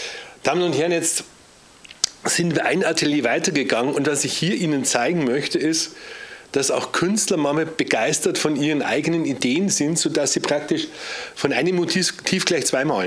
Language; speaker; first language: German; native; German